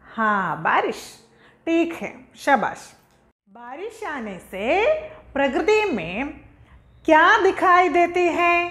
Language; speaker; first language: Hindi; non-native, local second language; Malayalam